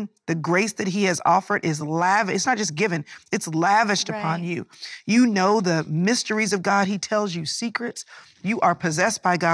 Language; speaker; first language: English; native; English